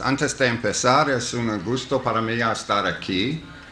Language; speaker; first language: Spanish; non-native, learner; English